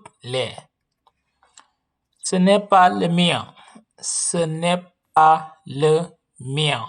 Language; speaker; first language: French; non-native, local second language; Wolof